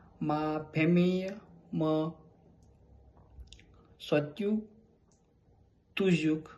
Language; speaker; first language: French; non-native, learner; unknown